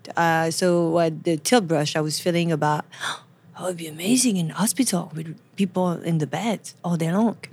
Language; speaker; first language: English; non-native, fluent; French